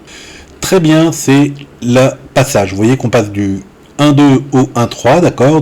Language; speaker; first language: French; native; French